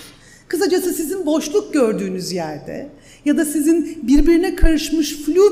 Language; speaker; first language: Turkish; native; Turkish